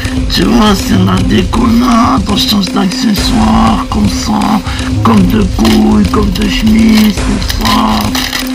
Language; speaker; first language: French; native; French